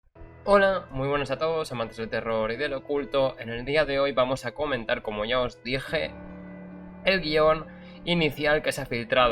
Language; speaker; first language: Spanish; native; Spanish